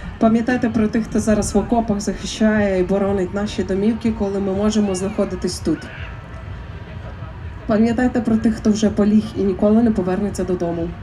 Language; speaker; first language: Ukrainian; native; Ukrainian